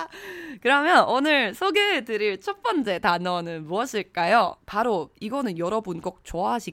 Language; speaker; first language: Korean; non-native, fluent; Chinese